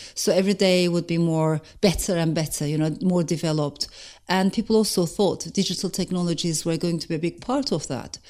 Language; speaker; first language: English; non-native, fluent; Turkish